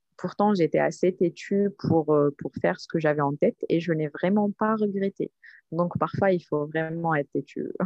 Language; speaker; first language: French; non-native, local second language; Arabic